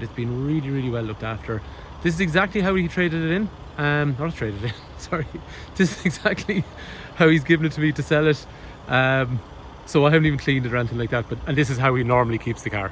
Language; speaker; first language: English; native; English